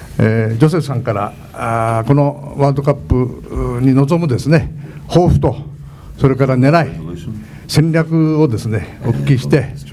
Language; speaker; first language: Japanese; native; Japanese